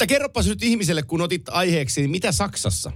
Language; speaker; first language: Finnish; native; Finnish